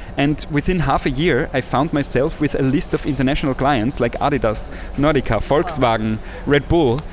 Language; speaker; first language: English; non-native, fluent; German